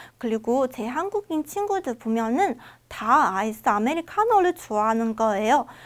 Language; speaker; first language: Korean; non-native, fluent; Chinese